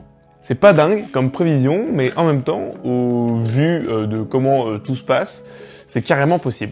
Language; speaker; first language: French; native; French